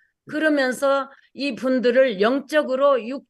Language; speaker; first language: Korean; native; Korean